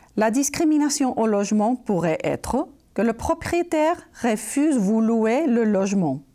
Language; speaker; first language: French; non-native, fluent; Spanish